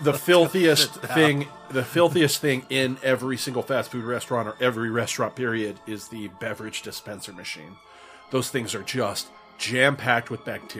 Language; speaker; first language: English; native; English